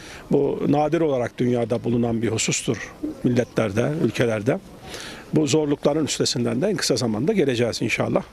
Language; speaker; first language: Turkish; native; Turkish